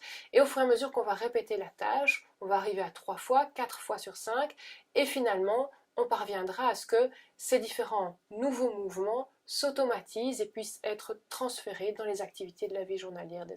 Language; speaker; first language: French; native; French